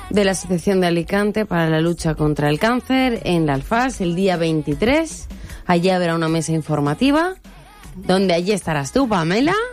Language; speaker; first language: Spanish; native; Spanish